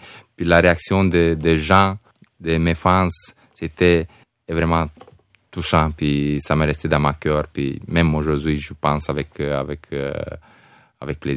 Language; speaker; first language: French; non-native, fluent; Romanian